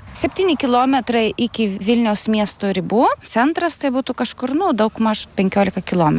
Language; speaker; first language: Lithuanian; non-native, local second language; Polish